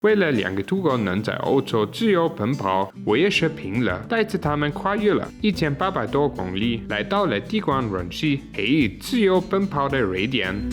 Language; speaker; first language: Chinese; native; Chinese